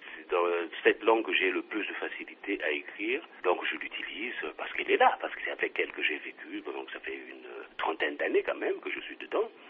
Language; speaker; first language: French; non-native, local second language; Kongo